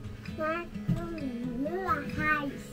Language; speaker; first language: Dutch; early bilingual, heritage; Dutch